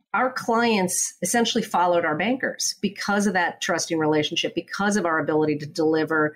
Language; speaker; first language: English; native; English